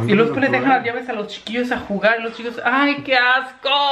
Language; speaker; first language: Spanish; native; Spanish